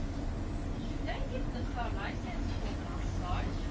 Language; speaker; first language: English; non-native, learner; Japanese